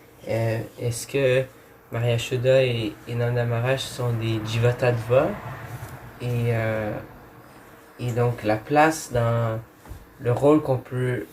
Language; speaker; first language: French; native; French